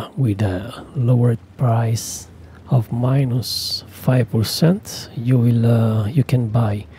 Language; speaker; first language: English; non-native, learner; Italian